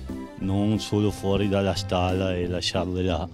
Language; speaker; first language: Italian; native; Italian